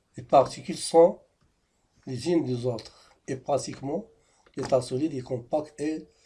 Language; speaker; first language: French; non-native, local second language; Arabic